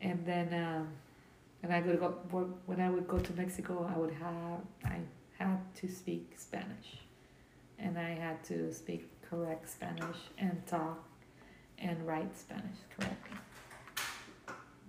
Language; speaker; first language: English; early bilingual, other home language; Spanish